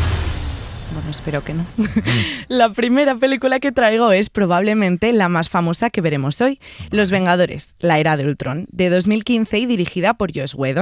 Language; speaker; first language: Spanish; native; Spanish